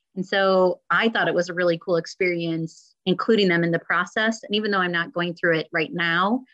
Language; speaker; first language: English; native; English